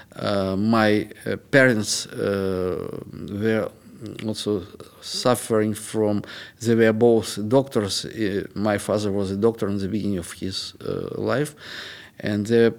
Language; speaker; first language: English; non-native, fluent; Russian